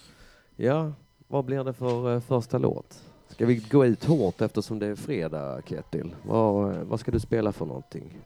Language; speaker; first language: Swedish; native; Swedish